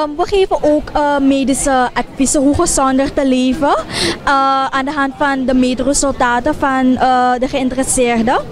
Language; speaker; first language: Dutch; native; Dutch